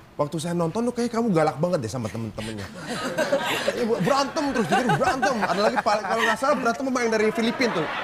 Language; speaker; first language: Indonesian; native; Indonesian